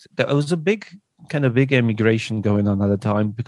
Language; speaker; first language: English; non-native, fluent; Polish